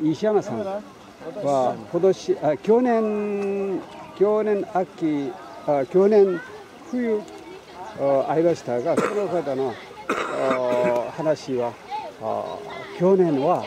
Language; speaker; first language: Japanese; non-native, learner; Korean